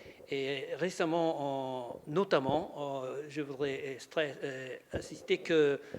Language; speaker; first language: French; non-native, learner; Japanese